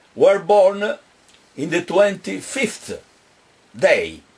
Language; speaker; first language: English; non-native, fluent; Italian